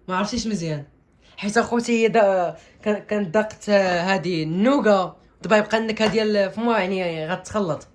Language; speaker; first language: Arabic; native; Arabic